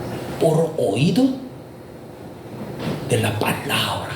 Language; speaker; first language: Spanish; non-native, fluent; Korean